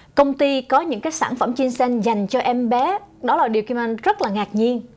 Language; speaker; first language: Vietnamese; native; Vietnamese